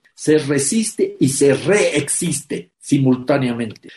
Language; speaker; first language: Spanish; native; Spanish